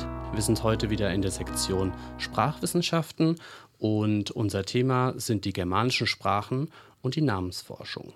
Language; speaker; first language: German; native; German